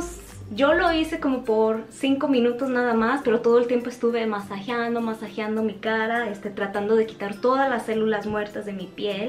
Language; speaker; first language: Spanish; native; Spanish